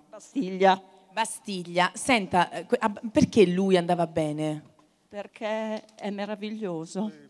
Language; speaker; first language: Italian; native; Italian